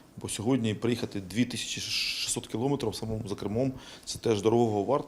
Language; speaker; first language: Ukrainian; native; Ukrainian